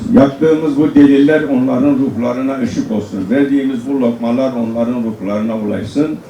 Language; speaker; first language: Turkish; non-native, local second language; Zaza